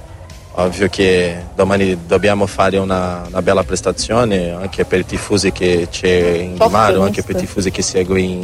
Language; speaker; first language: Italian; non-native, learner; Portuguese